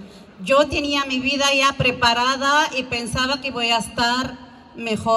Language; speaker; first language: Spanish; non-native, fluent; Arabic